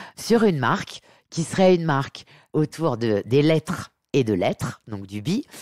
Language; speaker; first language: French; native; French